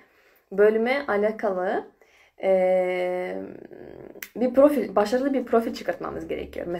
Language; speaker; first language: Turkish; non-native, fluent; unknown